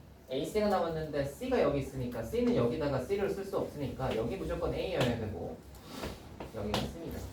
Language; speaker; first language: Korean; native; Korean